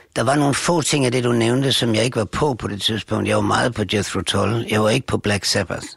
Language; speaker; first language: Danish; native; Danish